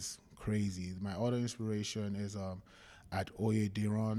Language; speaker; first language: English; non-native, local second language; Yoruba